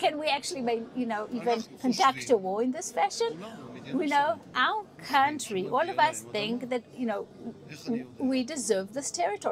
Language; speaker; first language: English; non-native, fluent; Hebrew